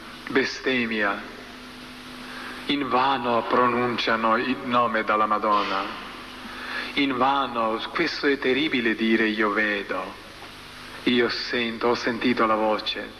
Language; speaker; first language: Italian; non-native, fluent; Croatian